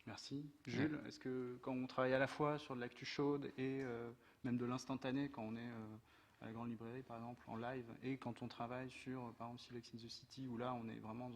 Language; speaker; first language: French; native; French